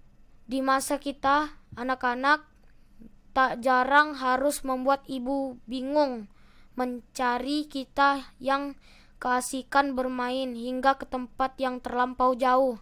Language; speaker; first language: Indonesian; native; Indonesian